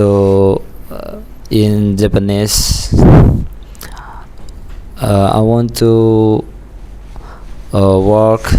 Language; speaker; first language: English; non-native, learner; Indonesian